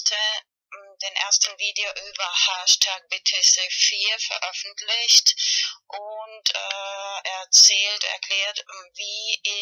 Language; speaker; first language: German; non-native, fluent; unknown